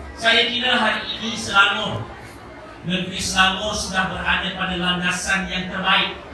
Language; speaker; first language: Malay; native; Malay